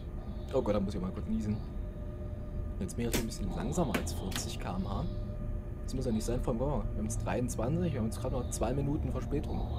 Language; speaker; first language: German; native; German